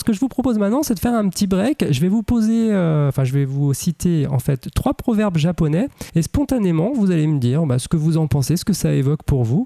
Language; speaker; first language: French; native; French